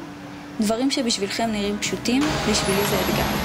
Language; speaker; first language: Hebrew; native; Hebrew